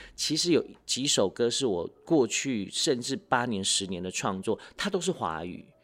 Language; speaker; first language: Chinese; non-native, local second language; Hakka Chinese